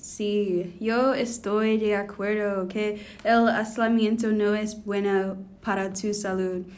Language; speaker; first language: Spanish; non-native, learner; English